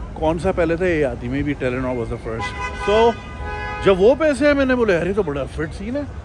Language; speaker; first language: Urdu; native; Urdu